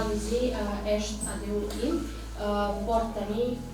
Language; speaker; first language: Albanian; non-native, learner; Bosnian